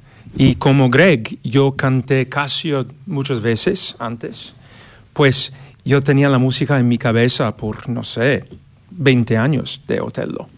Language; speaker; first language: Spanish; non-native, fluent; English